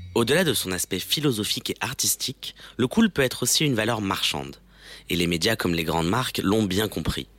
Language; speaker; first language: French; native; French